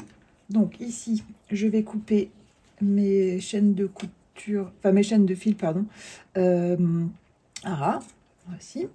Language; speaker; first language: French; native; French